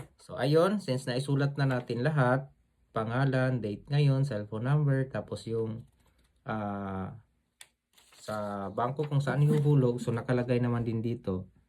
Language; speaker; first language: Filipino; native; Filipino